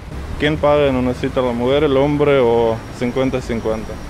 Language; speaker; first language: Spanish; non-native, fluent; Russian